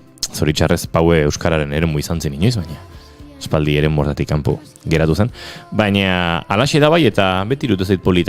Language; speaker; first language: Basque; native; Basque